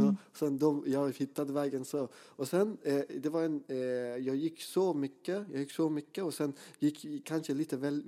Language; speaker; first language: Swedish; non-native, fluent; Persian